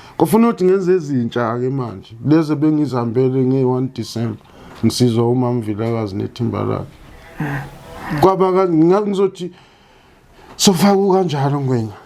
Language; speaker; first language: Zulu; native; Zulu